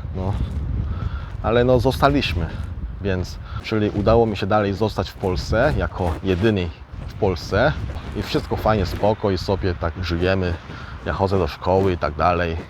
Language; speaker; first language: Polish; early bilingual, other home language; Korean